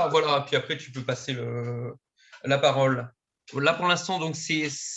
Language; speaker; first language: French; native; French